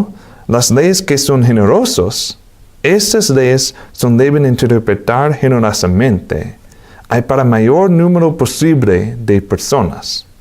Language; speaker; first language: Spanish; non-native, fluent; English